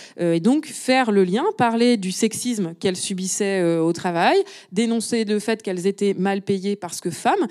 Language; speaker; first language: French; native; French